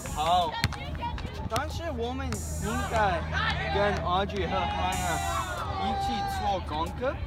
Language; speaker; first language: Chinese; non-native, learner; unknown